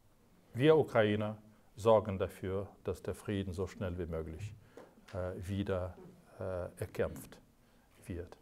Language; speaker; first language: German; non-native, fluent; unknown